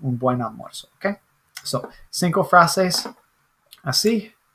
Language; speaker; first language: Spanish; non-native, fluent; English